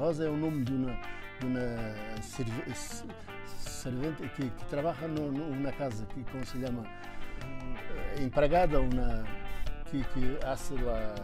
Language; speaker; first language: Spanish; non-native, learner; Portuguese